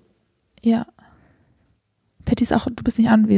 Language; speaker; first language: German; native; German